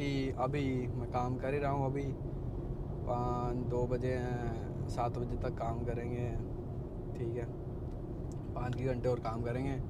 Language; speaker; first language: Hindi; native; Hindi